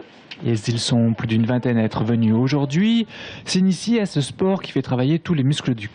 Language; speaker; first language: French; native; French